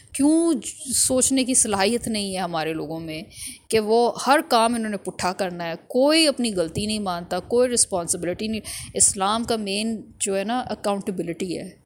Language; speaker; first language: Urdu; native; Urdu